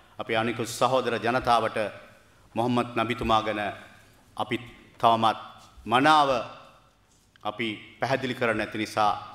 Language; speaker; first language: Sinhala; non-native, local second language; Tamil